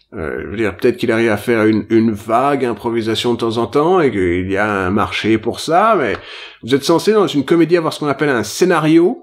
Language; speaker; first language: French; native; French